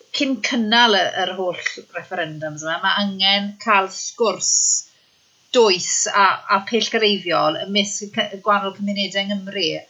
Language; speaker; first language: Welsh; native; Welsh